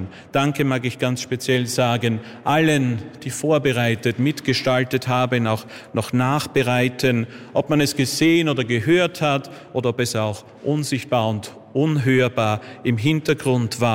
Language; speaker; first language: German; native; German